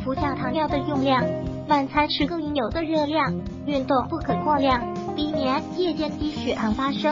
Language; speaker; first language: Chinese; native; Chinese